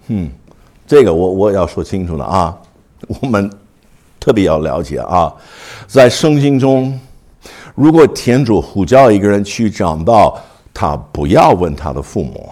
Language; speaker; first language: Chinese; non-native, fluent; English